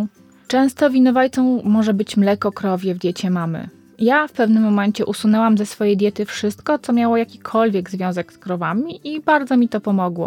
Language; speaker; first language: Polish; native; Polish